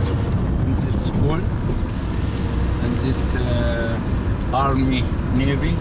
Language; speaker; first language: English; non-native, learner; Arabic